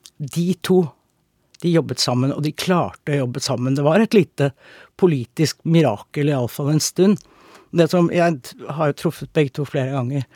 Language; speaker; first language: Norwegian; native; Norwegian